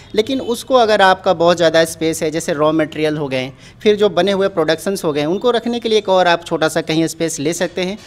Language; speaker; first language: Hindi; native; Hindi